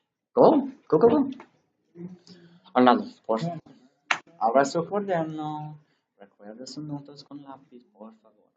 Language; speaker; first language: Spanish; non-native, learner; English